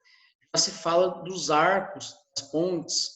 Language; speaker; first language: Portuguese; native; Portuguese